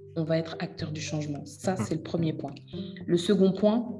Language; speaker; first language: French; native; French